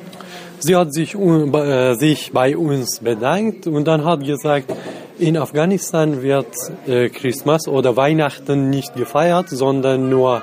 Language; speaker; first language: German; non-native, fluent; Central Kurdish